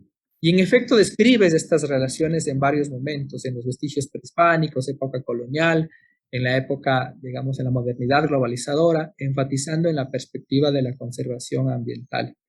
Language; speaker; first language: Spanish; native; Spanish